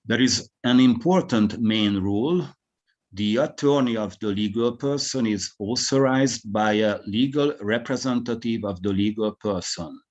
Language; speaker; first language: English; non-native, fluent; Hungarian